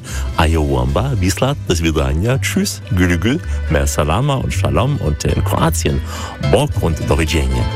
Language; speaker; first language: German; native; German